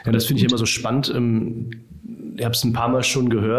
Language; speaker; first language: German; native; German